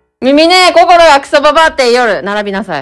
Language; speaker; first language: Japanese; native; Japanese